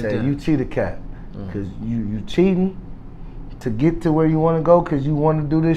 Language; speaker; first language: English; native; English